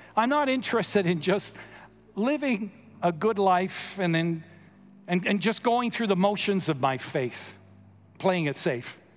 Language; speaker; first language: English; native; English